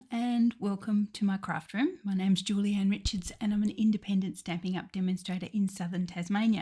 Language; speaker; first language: English; native; English